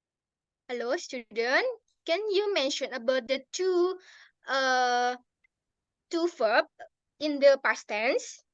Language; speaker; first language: English; non-native, learner; Indonesian